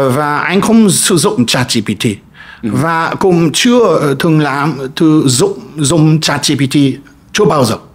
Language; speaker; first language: Vietnamese; non-native, fluent; German